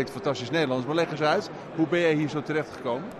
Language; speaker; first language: Dutch; native; Dutch